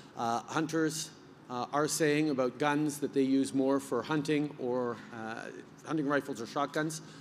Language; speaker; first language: English; early bilingual, other home language; French